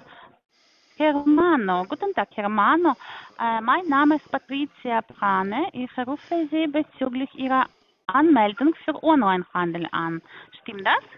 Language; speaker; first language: German; non-native, learner; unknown